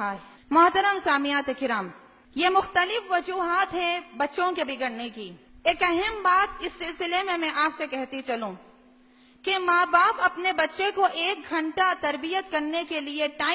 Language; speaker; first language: Urdu; native; Urdu